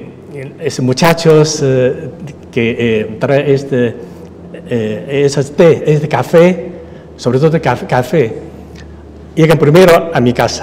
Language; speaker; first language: Spanish; non-native, fluent; Chinese